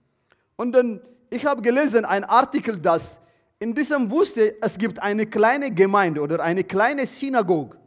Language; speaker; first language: German; non-native, learner; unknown